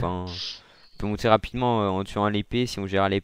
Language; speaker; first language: French; native; French